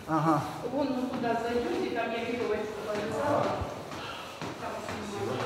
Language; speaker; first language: Russian; native; Russian